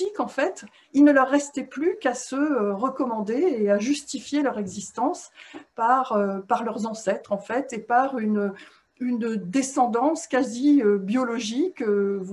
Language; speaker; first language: French; native; French